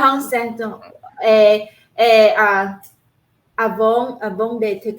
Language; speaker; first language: French; non-native, learner; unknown